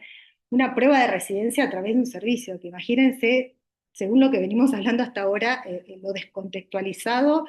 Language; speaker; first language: Spanish; native; Spanish